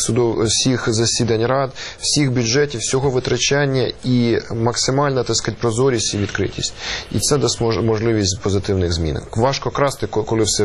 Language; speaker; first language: Ukrainian; native; Ukrainian